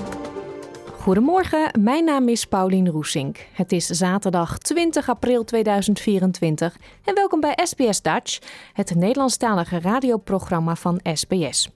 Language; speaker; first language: Dutch; native; Dutch